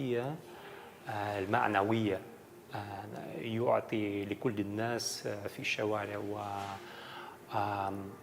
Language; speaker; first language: Arabic; non-native, learner; Dutch